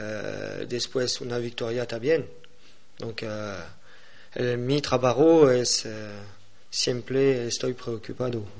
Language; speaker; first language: Spanish; non-native, learner; French